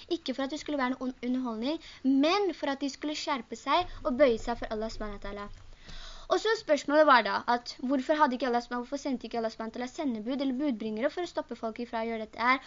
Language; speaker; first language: Norwegian; early bilingual, other home language; Urdu